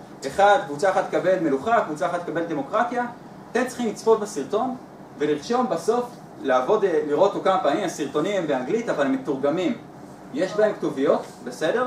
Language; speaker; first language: Hebrew; native; Hebrew